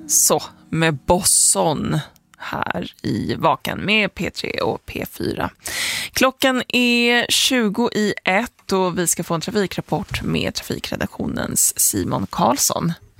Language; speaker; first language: Swedish; native; Swedish